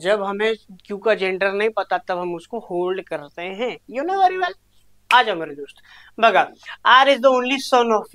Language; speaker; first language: Hindi; non-native, local second language; Marathi